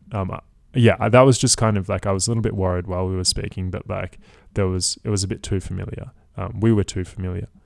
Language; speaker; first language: English; native; English